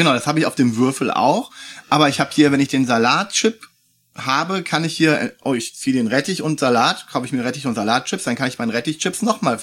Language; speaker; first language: German; native; German